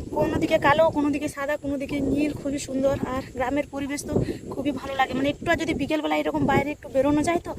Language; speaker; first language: Bangla; non-native, local second language; Santali